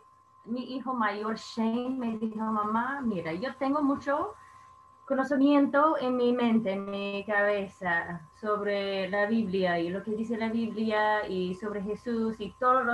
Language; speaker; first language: Spanish; non-native, fluent; English